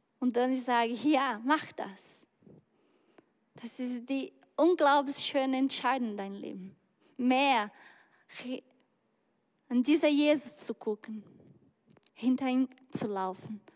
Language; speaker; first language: German; non-native, learner; Portuguese